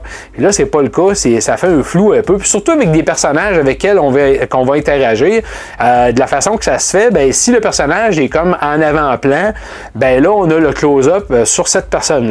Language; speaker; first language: French; native; French